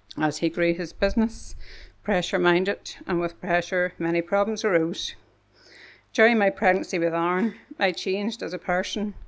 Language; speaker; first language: English; native; English